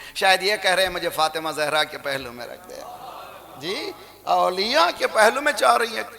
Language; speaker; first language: Urdu; native; Urdu